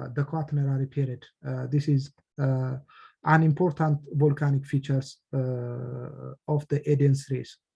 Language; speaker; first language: English; non-native, local second language; Amharic